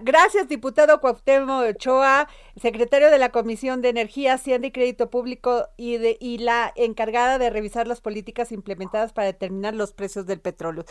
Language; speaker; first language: Spanish; native; Spanish